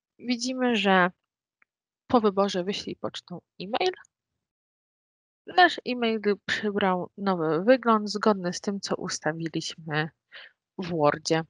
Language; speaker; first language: Polish; native; Polish